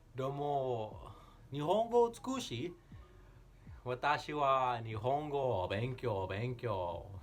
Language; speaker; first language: Japanese; non-native, learner; English